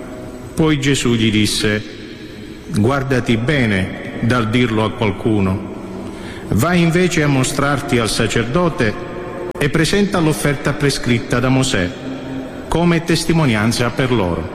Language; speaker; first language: Italian; native; Italian